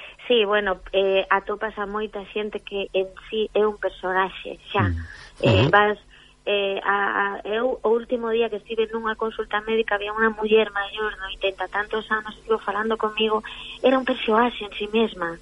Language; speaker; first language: Galician; non-native, local second language; Spanish